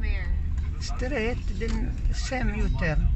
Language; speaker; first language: English; non-native, learner; Arabic